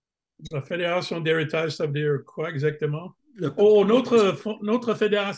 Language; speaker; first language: French; non-native, fluent; English